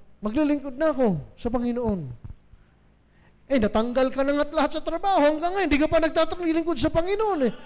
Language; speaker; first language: Filipino; non-native, local second language; Bikol